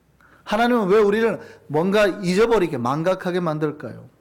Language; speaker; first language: Korean; native; Korean